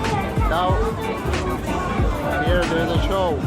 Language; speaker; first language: English; non-native, learner; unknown